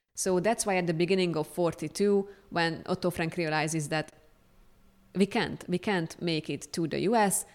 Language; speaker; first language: English; non-native, fluent; Hungarian